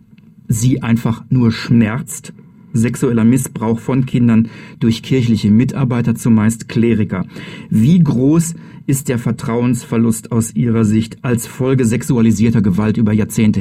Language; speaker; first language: German; native; German